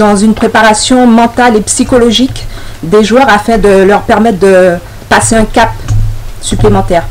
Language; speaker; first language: French; native; French